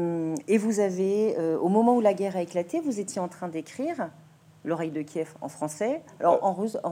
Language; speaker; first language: French; native; French